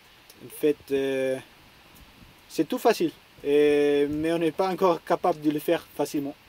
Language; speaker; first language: French; non-native, learner; German